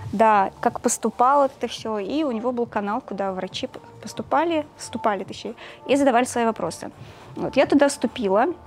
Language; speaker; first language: Russian; early bilingual, other home language; Azerbaijani